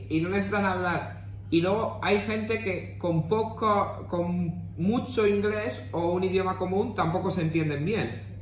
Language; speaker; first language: Spanish; native; Spanish